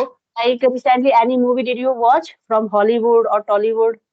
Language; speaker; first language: English; non-native, local second language; Hindi